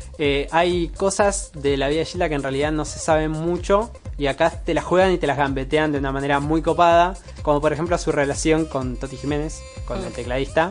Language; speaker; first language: Spanish; native; Spanish